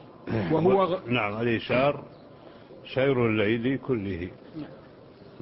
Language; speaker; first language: Arabic; native; Arabic